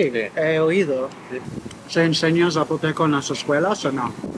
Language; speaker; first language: Spanish; non-native, learner; English